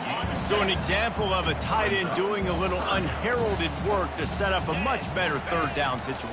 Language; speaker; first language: English; native; English